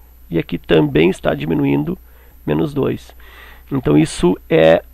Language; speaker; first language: Portuguese; native; Portuguese